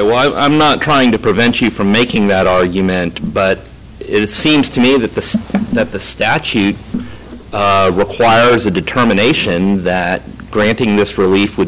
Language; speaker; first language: English; native; English